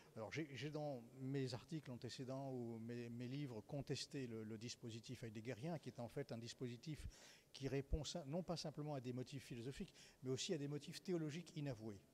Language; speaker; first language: French; native; French